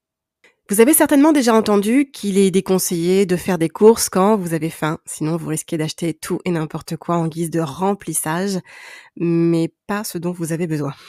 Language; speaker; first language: French; native; French